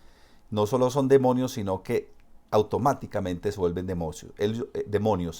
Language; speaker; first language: Spanish; native; Spanish